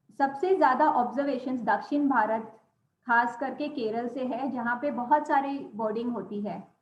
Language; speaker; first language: Hindi; non-native, local second language; Gujarati